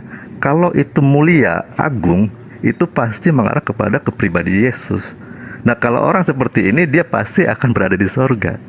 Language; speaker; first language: Indonesian; native; Indonesian